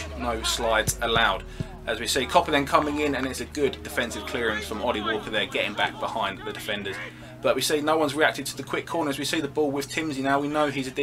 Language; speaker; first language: English; native; English